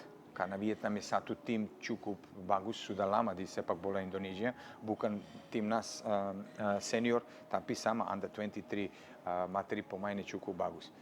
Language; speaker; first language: Indonesian; non-native, fluent; Serbian